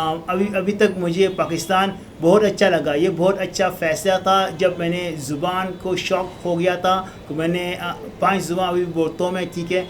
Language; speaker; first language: Hindi; non-native, learner; Arabic